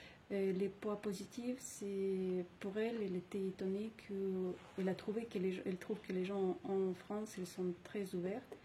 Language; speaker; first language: French; non-native, fluent; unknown